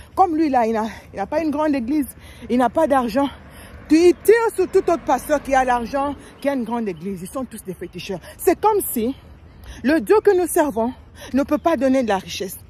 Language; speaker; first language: French; non-native, local second language; Lingala